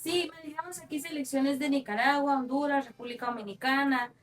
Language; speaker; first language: Spanish; native; Spanish